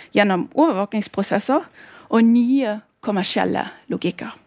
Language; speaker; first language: Norwegian; non-native, fluent; German